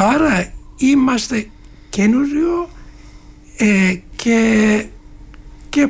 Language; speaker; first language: Greek; non-native, learner; Turkish